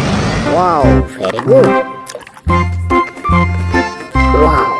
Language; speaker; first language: English; non-native, learner; Indonesian